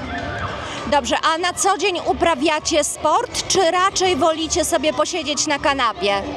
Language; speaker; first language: Polish; native; Polish